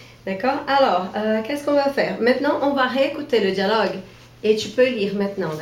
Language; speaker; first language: French; non-native, fluent; Portuguese